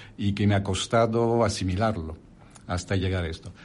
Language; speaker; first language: Spanish; non-native, fluent; French